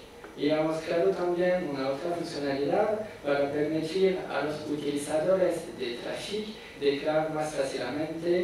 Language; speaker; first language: Spanish; non-native, fluent; French